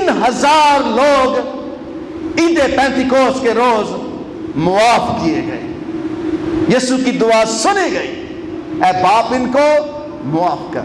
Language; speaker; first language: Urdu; non-native, local second language; Punjabi